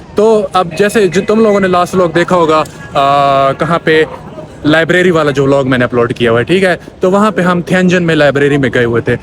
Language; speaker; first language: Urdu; non-native, local second language; Punjabi